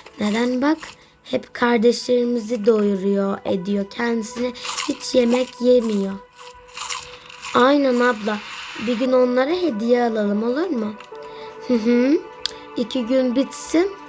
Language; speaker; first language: Turkish; native; Turkish